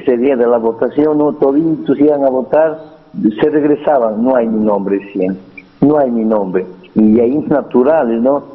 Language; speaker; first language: Spanish; native; Spanish